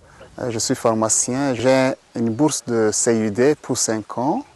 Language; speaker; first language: French; non-native, local second language; Kinyarwanda